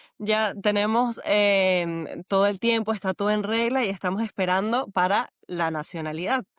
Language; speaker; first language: Spanish; native; Spanish